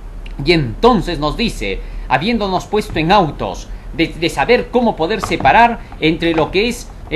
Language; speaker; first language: Spanish; native; Spanish